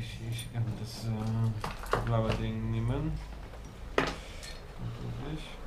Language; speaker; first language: German; non-native, learner; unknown